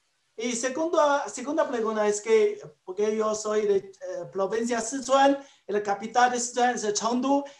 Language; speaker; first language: Spanish; non-native, learner; Chinese